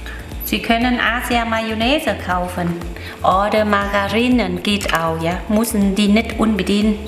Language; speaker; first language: German; non-native, learner; Vietnamese